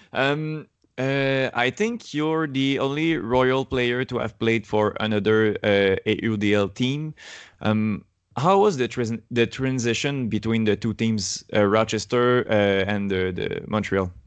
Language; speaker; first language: English; non-native, learner; French